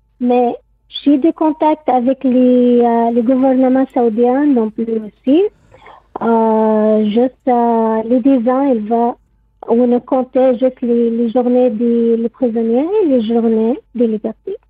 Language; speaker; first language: French; non-native, learner; Arabic